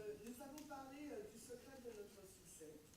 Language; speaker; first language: French; native; French